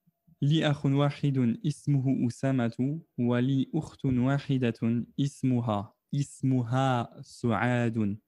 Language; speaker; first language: Arabic; non-native, fluent; French